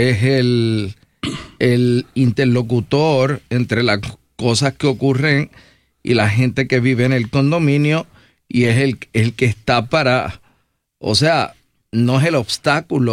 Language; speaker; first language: Spanish; native; Spanish